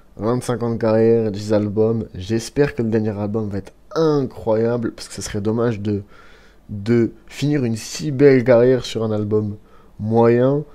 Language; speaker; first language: French; native; French